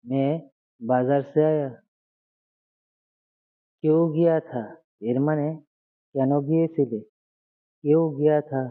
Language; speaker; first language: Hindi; non-native, fluent; Bangla